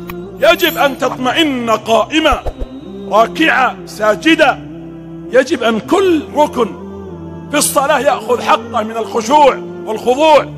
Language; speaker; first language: Arabic; native; Arabic